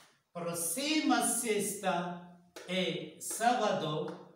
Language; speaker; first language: Portuguese; non-native, learner; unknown